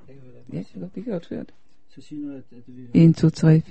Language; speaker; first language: Danish; non-native, fluent; Polish